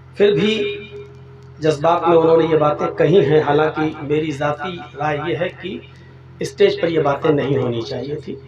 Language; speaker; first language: Urdu; native; Urdu